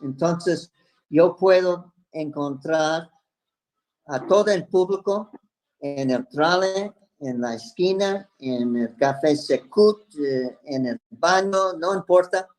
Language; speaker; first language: Spanish; non-native, fluent; English